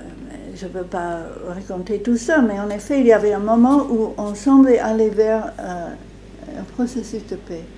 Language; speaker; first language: French; non-native, fluent; English